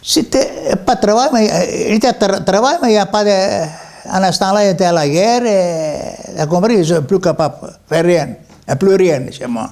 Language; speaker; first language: French; non-native, learner; Greek